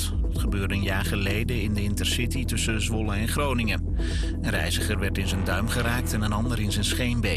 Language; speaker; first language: Dutch; native; Dutch